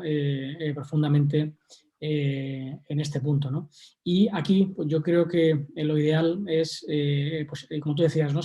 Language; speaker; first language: Spanish; native; Spanish